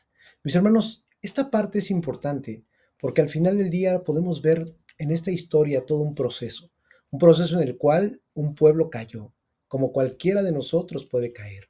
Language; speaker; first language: Spanish; native; Spanish